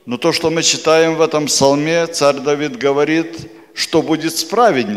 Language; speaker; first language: Polish; non-native, learner; Russian